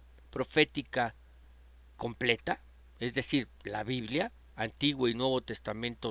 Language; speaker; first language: Spanish; native; Spanish